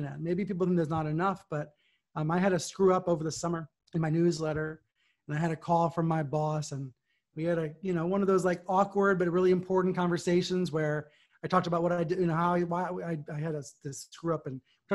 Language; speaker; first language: English; native; English